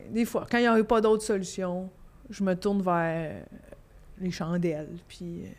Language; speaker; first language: French; native; French